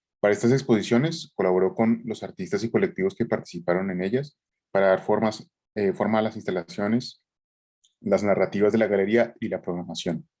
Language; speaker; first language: Spanish; native; Spanish